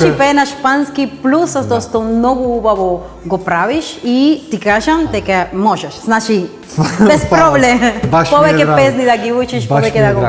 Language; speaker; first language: Macedonian; non-native, fluent; Spanish